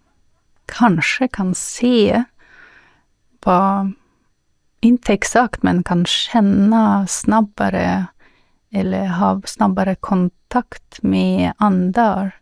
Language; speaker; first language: Swedish; non-native, learner; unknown